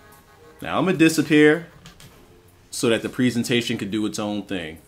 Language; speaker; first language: English; native; English